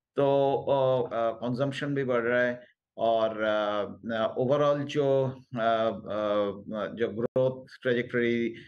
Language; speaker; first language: Hindi; non-native, local second language; Bangla